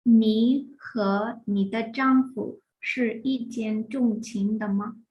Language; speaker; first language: Chinese; non-native, fluent; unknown